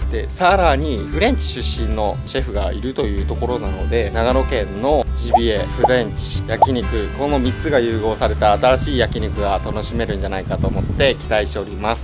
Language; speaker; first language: Japanese; native; Japanese